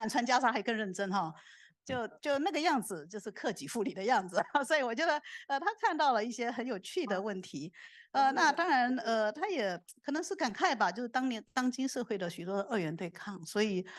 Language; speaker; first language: Chinese; native; Chinese